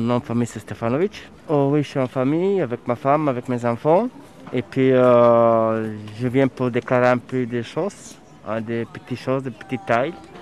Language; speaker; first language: French; non-native, fluent; Serbian